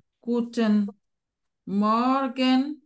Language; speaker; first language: German; non-native, fluent; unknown